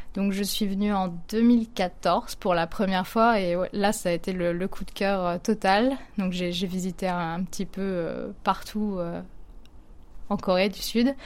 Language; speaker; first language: French; native; French